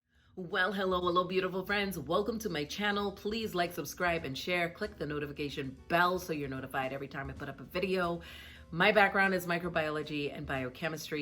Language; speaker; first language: English; native; English